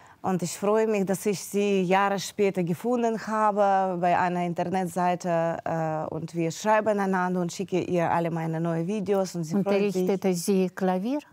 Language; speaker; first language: German; non-native, fluent; Russian